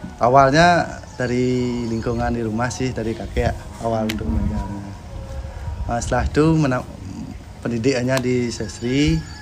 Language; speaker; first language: Indonesian; non-native, local second language; Balinese